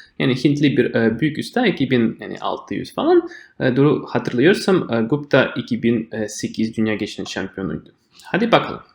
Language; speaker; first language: Turkish; non-native, fluent; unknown